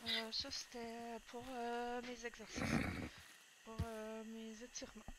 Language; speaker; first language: French; native; French